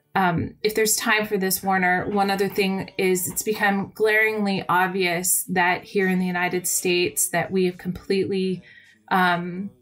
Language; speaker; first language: English; native; English